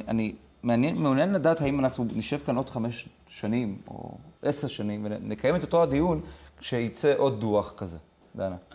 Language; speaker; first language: Hebrew; native; Hebrew